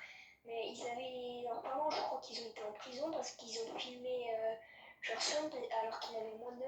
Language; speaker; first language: French; native; French